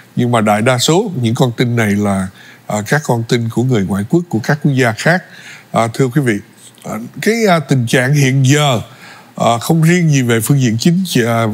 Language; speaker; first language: Vietnamese; early bilingual, other home language; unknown